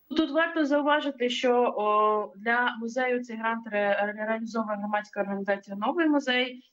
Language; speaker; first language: Ukrainian; native; Ukrainian